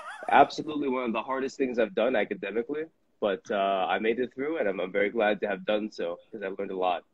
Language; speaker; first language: English; native; English